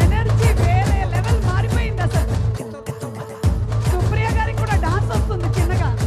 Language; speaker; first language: Telugu; native; Telugu